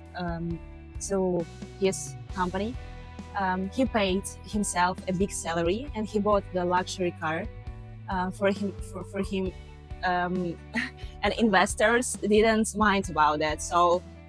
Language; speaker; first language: English; non-native, fluent; Ukrainian